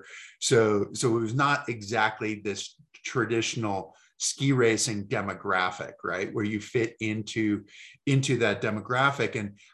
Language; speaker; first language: English; native; English